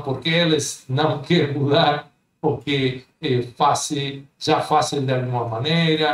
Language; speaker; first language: Portuguese; non-native, fluent; Spanish